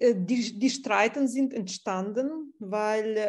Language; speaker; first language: German; non-native, fluent; Russian